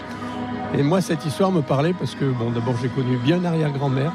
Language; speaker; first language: French; native; French